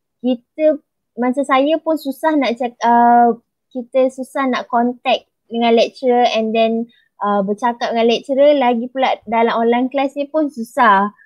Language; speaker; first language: Malay; native; Malay